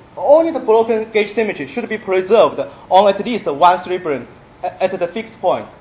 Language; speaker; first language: English; non-native, fluent; Chinese